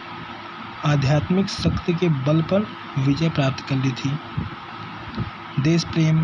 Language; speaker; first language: Hindi; native; Hindi